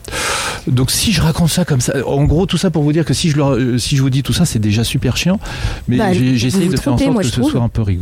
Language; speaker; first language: French; native; French